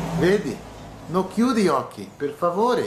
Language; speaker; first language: Italian; non-native, learner; Portuguese